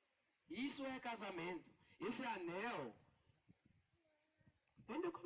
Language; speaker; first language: Portuguese; non-native, learner; Haitian Creole